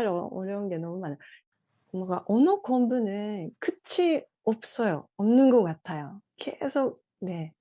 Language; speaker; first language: Korean; non-native, fluent; Japanese